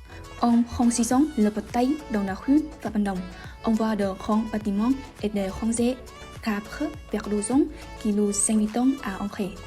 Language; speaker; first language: French; non-native, learner; Vietnamese